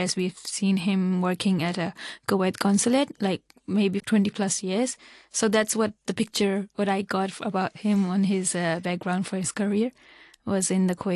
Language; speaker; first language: English; non-native, local second language; Urdu